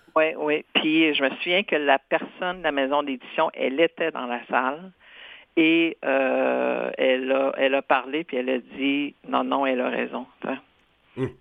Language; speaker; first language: French; non-native, local second language; Cree